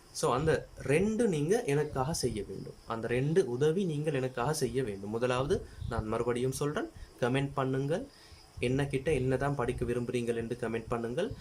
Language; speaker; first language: Tamil; non-native, local second language; Sinhala